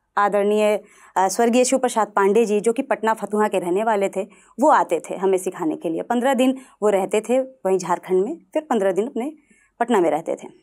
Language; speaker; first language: Hindi; non-native, local second language; Bhojpuri